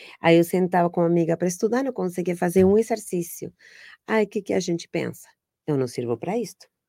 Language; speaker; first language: Portuguese; non-native, fluent; Spanish